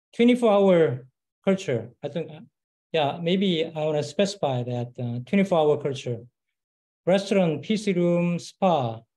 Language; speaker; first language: English; non-native, learner; Korean